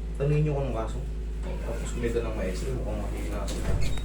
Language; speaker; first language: Filipino; native; Filipino